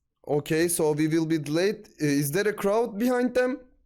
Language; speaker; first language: English; non-native, fluent; Turkish